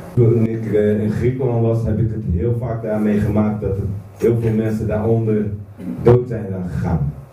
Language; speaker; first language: Dutch; non-native, fluent; Kurdish